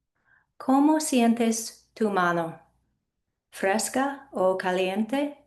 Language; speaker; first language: Spanish; non-native, fluent; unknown